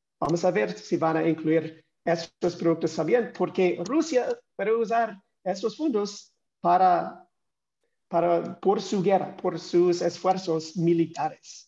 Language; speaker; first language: Spanish; non-native, fluent; English